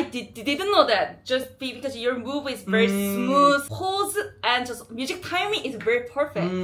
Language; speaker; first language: English; non-native, learner; Korean